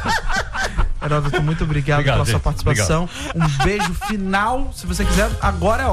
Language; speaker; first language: Portuguese; native; Portuguese